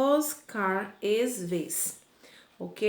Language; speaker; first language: English; non-native, fluent; Portuguese